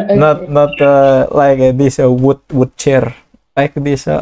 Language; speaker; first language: English; non-native, learner; Indonesian